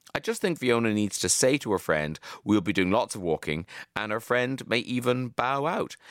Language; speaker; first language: English; native; English